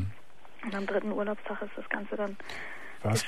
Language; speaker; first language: German; native; German